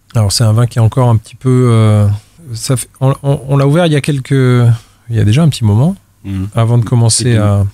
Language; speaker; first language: French; native; French